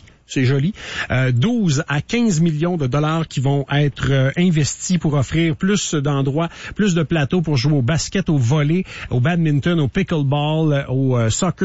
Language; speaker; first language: French; native; French